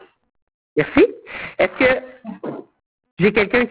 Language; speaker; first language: French; native; French